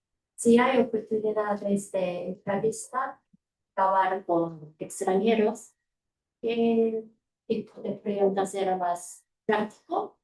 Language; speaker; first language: Spanish; non-native, learner; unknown